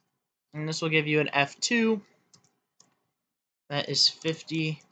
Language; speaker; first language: English; native; English